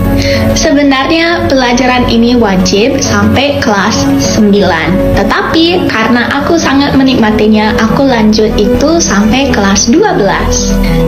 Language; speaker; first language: Indonesian; non-native, fluent; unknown